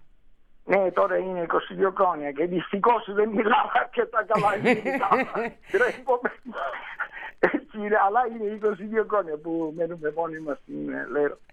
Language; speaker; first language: Greek; non-native, learner; Italian